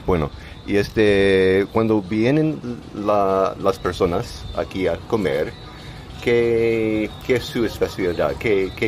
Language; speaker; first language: Spanish; non-native, learner; English